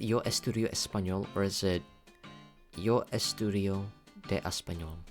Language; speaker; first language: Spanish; non-native, learner; English